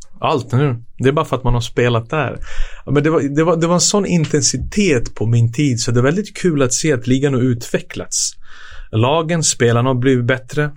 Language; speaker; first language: Swedish; early bilingual, other home language; Serbian